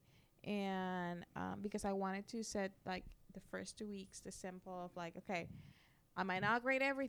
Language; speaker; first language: English; non-native, fluent; Spanish